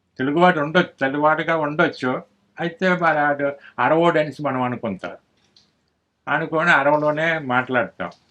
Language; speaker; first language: Telugu; early bilingual, heritage; Telugu